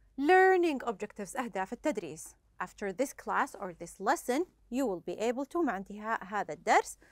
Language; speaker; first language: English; non-native, fluent; Arabic